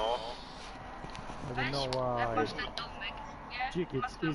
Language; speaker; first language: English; non-native, learner; Polish